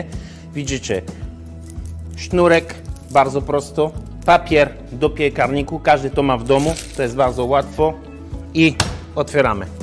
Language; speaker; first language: Polish; non-native, learner; French